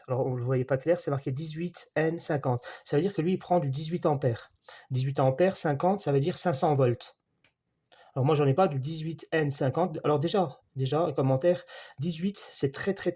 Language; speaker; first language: French; native; French